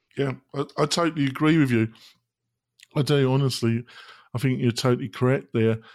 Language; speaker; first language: English; native; English